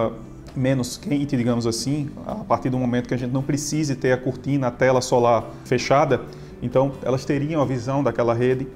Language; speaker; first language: Portuguese; native; Portuguese